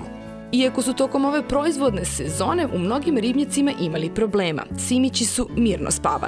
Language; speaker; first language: Serbian; native; Serbian